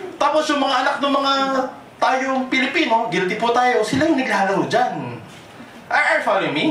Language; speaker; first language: Filipino; non-native, local second language; Cebuano